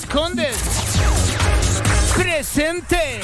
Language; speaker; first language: Spanish; native; Spanish